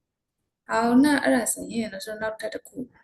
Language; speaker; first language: Chinese; non-native, fluent; Burmese